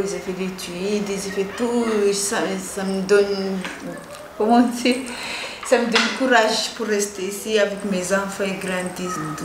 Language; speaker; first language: French; non-native, learner; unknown